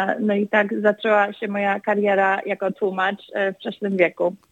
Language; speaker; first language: Polish; early bilingual, other home language; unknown